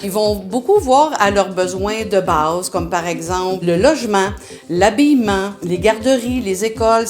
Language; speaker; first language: French; native; French